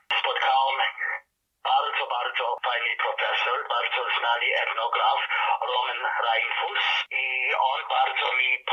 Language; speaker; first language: Polish; early bilingual, heritage; Polish